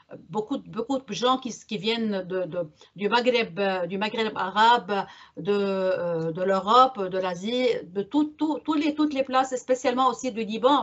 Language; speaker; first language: French; non-native, local second language; Arabic